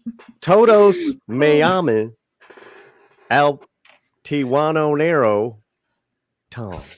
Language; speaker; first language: Spanish; early bilingual, heritage; Spanish